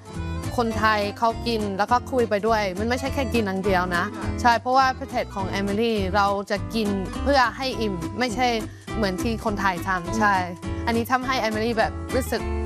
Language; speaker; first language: Thai; non-native, fluent; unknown